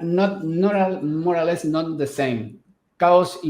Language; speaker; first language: English; non-native, fluent; Spanish